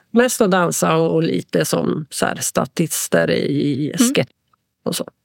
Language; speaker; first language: Swedish; native; Swedish